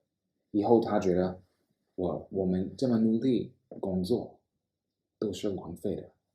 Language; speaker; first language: Chinese; non-native, fluent; English